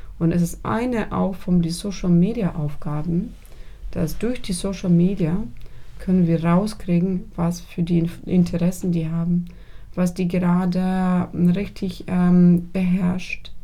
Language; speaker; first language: German; non-native, fluent; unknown